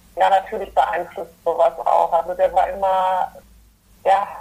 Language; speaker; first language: German; early bilingual, other home language; Polish